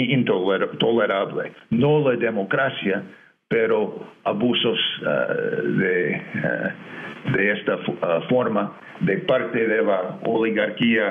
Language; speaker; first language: Spanish; non-native, fluent; English